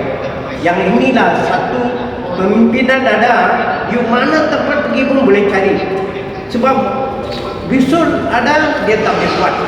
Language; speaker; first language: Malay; non-native, local second language; Tamil